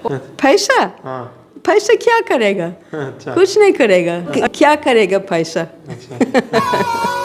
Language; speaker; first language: Hindi; non-native, fluent; English